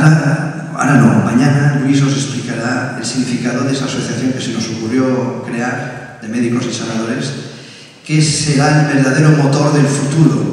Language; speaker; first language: Spanish; native; Spanish